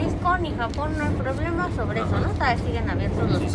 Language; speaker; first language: Spanish; native; Spanish